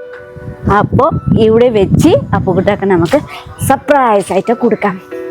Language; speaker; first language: Malayalam; non-native, learner; Nepali